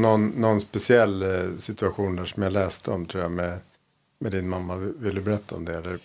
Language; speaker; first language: Swedish; native; Swedish